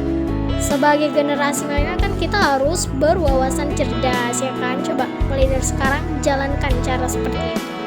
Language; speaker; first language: Indonesian; native; Indonesian